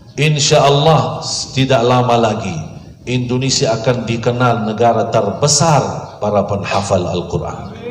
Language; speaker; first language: Indonesian; non-native, fluent; Arabic